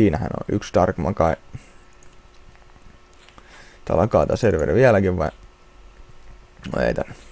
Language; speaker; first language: Finnish; native; Finnish